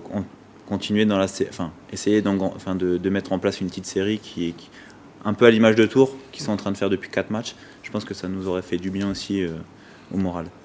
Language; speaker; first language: French; native; French